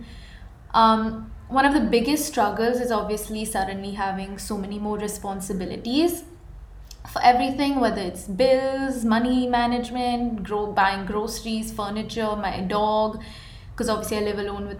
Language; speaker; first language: English; non-native, local second language; Hindi